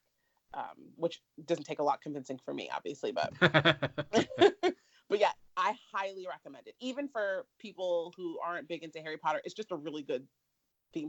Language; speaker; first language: English; native; English